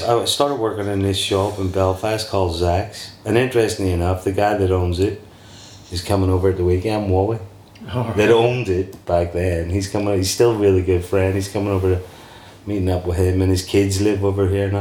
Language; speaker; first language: English; native; English